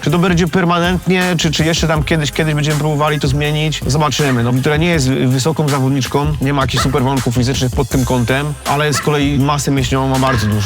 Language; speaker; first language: Polish; native; Polish